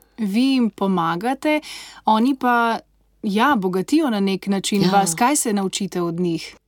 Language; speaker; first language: Slovenian; native; Slovenian